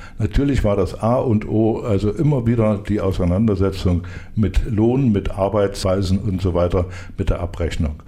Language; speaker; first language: German; native; German